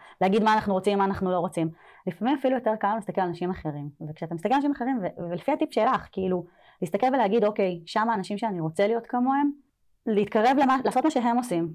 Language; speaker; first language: Hebrew; native; Hebrew